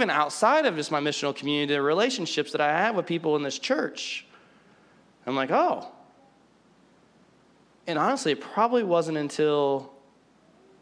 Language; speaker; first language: English; native; English